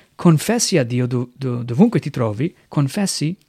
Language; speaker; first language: Italian; non-native, fluent; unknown